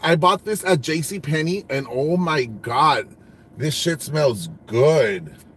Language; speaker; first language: English; early bilingual, other home language; Spanish